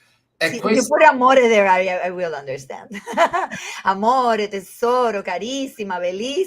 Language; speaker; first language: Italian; non-native, learner; Spanish